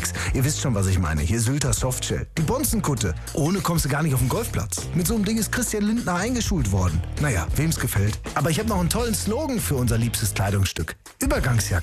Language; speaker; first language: German; native; German